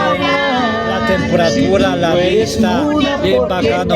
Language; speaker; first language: Spanish; non-native, fluent; Japanese